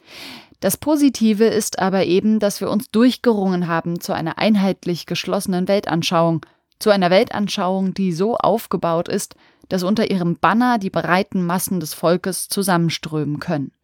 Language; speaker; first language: German; native; German